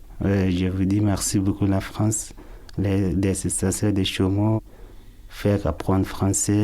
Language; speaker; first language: French; non-native, learner; Arabic